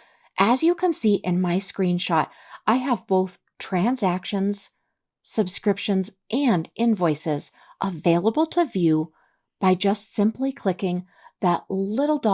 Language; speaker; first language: English; native; English